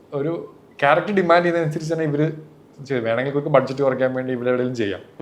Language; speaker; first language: Malayalam; native; Malayalam